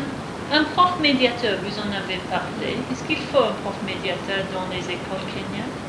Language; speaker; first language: French; non-native, fluent; English